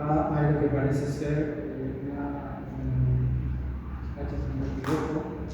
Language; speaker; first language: Spanish; native; Spanish